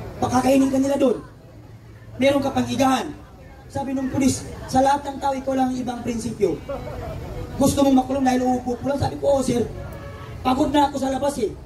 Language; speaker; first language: Filipino; non-native, local second language; Cebuano